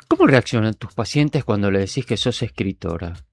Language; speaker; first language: Spanish; native; Spanish